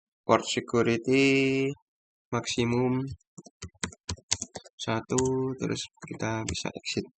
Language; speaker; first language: Indonesian; native; Indonesian